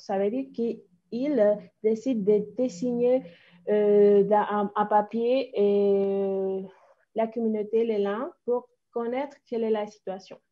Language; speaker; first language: French; non-native, fluent; Spanish